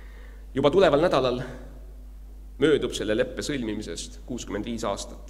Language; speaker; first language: Estonian; native; Estonian